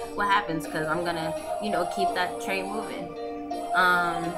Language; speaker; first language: English; native; English